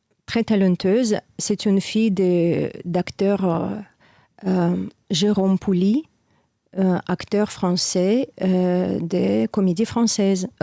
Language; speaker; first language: French; non-native, fluent; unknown